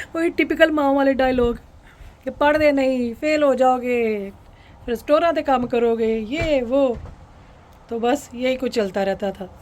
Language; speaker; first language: Urdu; non-native, local second language; Punjabi